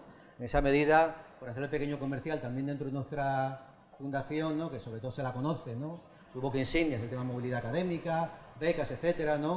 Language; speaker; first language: Spanish; native; Spanish